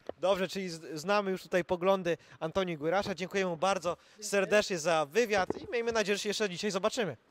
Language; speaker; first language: Polish; native; Polish